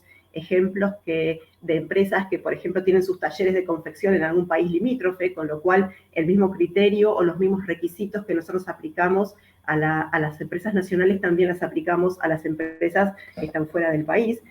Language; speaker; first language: Spanish; native; Spanish